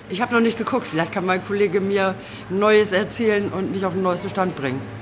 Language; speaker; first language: German; native; German